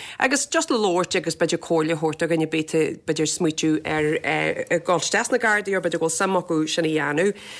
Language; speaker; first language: Irish; native; Irish